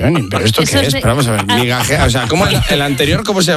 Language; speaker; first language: Spanish; native; Spanish